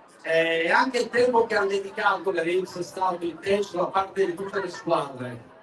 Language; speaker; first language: Italian; native; Italian